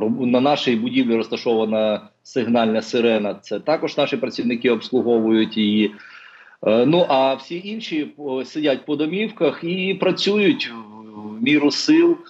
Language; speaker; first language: Ukrainian; non-native, local second language; Russian